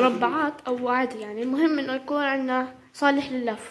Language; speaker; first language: Arabic; native; Arabic